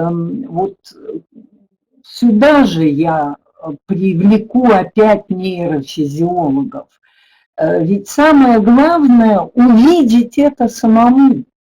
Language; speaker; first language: Russian; native; Russian